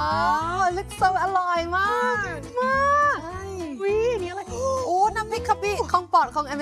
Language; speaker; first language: Thai; non-native, fluent; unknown